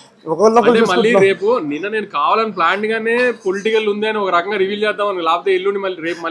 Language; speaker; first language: Telugu; native; Telugu